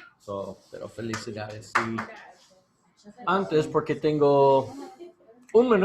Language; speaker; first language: Spanish; non-native, learner; English